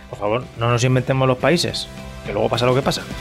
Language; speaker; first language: Spanish; native; Spanish